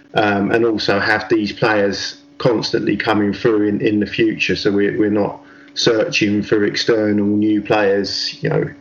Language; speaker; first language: English; native; English